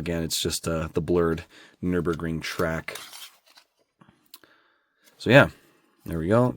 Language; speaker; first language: English; native; English